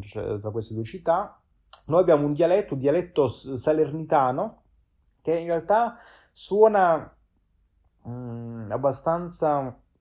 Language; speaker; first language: Italian; native; Italian